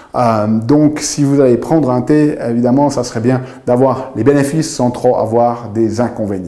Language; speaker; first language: French; native; French